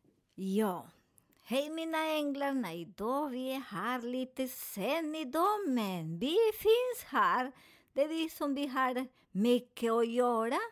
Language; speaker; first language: Swedish; non-native, learner; Spanish